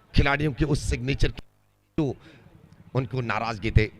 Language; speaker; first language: Hindi; non-native, local second language; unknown